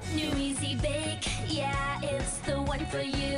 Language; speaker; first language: English; native; English